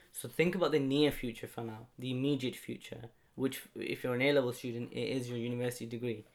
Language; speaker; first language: English; native; English